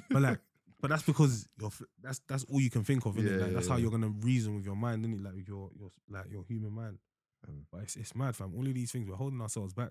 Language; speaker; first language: English; native; English